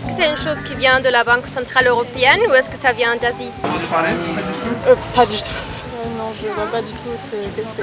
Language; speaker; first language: French; non-native, fluent; German